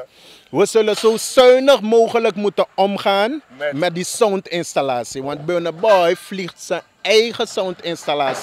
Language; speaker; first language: Dutch; native; Dutch